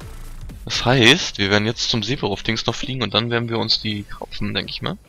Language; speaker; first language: German; native; German